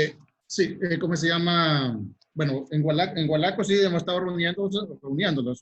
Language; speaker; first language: Spanish; native; Spanish